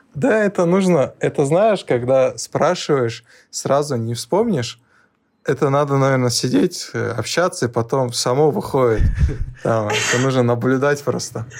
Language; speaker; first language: Russian; non-native, local second language; Lezghian